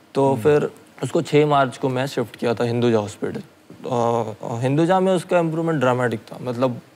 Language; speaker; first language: Hindi; non-native, local second language; Marathi